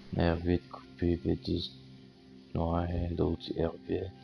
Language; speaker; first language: French; native; French